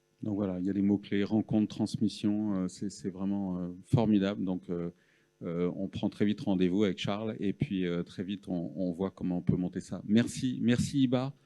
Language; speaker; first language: French; native; French